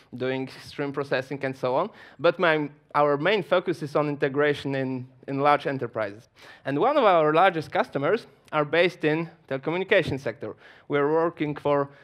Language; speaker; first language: English; non-native, fluent; Polish